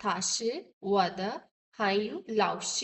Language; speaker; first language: Chinese; non-native, learner; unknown